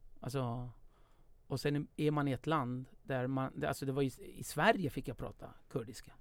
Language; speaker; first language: Swedish; early bilingual, other home language; Kurdish